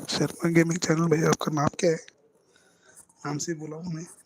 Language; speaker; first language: Hindi; non-native, local second language; Marathi